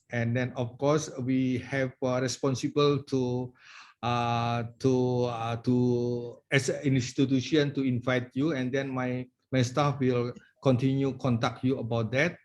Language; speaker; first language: English; non-native, learner; Indonesian